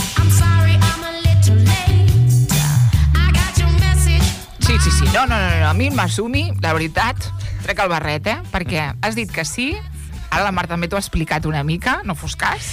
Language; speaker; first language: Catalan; native; Catalan